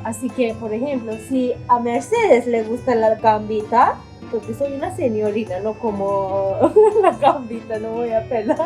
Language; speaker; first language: Spanish; non-native, fluent; Turkish